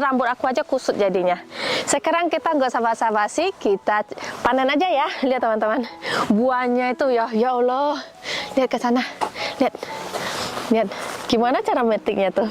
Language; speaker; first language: Indonesian; native; Indonesian